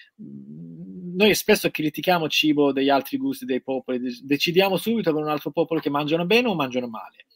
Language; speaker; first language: Italian; non-native, fluent; Persian